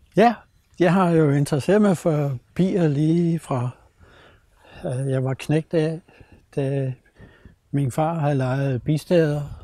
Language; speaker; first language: Danish; native; Danish